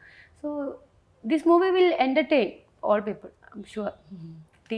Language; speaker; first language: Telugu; non-native, learner; Malayalam